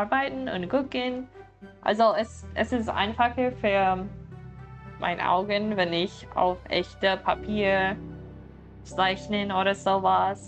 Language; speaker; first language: German; non-native, learner; English